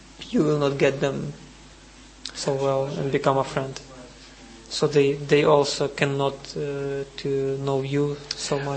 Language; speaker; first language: English; non-native, learner; Russian